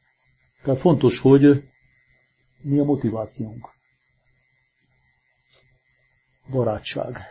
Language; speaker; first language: Hungarian; native; Hungarian